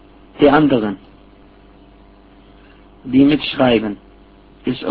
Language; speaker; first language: German; non-native, fluent; Arabic